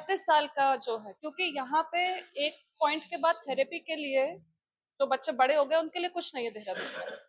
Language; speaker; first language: Hindi; native; Hindi